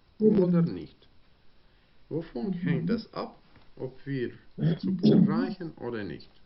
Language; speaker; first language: German; non-native, fluent; Ukrainian